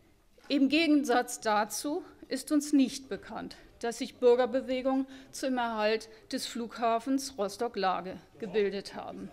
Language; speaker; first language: German; native; German